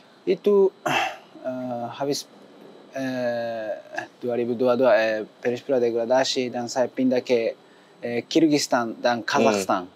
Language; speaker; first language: Indonesian; non-native, learner; Japanese